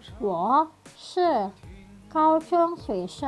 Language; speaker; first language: Chinese; non-native, fluent; Indonesian